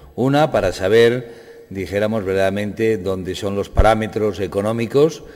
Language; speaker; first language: Spanish; non-native, local second language; Catalan